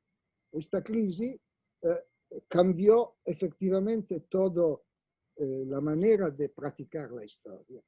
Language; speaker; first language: Spanish; non-native, fluent; Italian